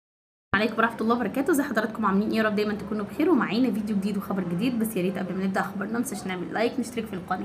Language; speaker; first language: Arabic; native; Arabic